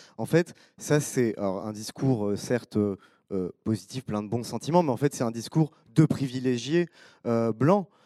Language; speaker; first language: French; native; French